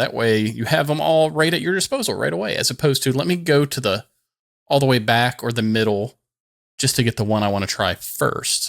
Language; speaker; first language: English; native; English